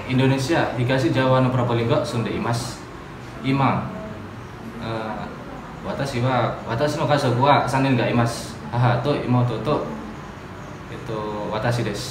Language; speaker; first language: Japanese; non-native, learner; Indonesian